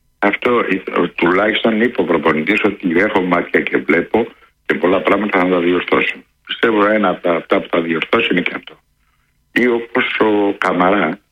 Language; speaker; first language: Greek; native; Greek